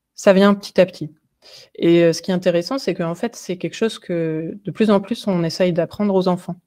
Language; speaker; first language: French; native; French